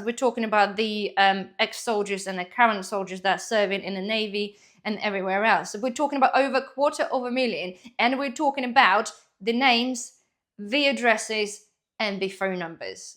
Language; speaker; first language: English; non-native, fluent; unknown